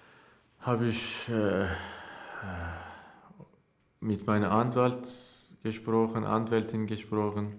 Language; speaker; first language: German; non-native, learner; Persian